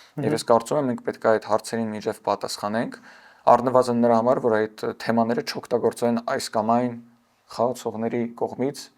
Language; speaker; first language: Armenian; early bilingual, heritage; Armenian